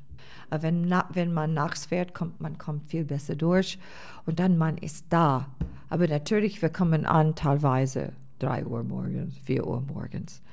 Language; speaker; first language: German; non-native, fluent; English